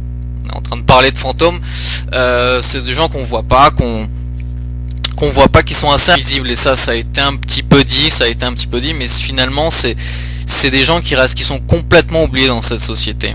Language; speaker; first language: French; early bilingual, other home language; Portuguese